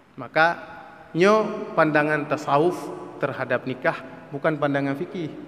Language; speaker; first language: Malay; non-native, local second language; Achinese